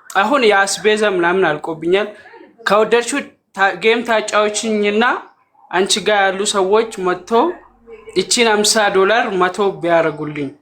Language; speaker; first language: Amharic; non-native, local second language; Oromo